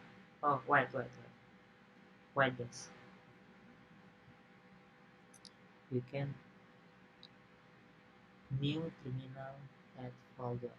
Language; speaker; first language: English; non-native, learner; Indonesian